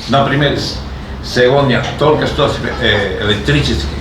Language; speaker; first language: Russian; non-native, learner; Spanish